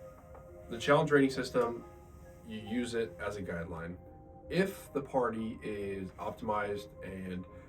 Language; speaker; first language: English; native; English